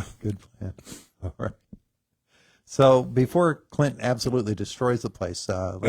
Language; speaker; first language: English; native; English